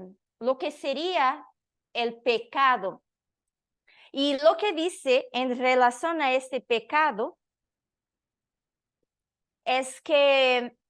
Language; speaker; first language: Spanish; non-native, learner; Portuguese